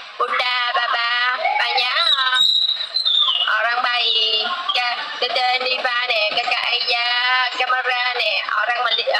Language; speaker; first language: Indonesian; non-native, learner; Vietnamese